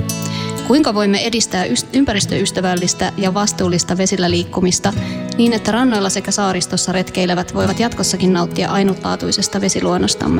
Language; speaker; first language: Finnish; native; Finnish